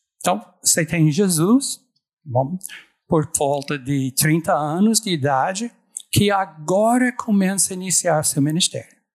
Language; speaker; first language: Portuguese; non-native, fluent; English